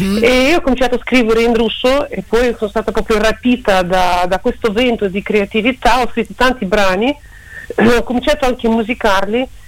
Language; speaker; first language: Italian; non-native, fluent; Russian